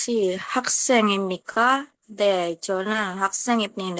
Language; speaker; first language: Korean; non-native, learner; Indonesian